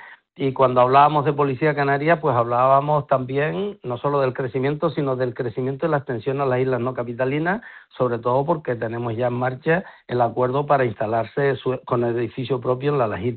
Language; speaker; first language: Spanish; native; Spanish